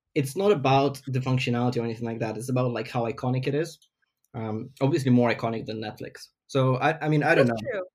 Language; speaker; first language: English; non-native, fluent; Ukrainian